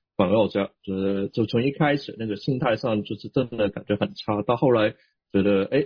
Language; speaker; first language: Chinese; non-native, local second language; Cantonese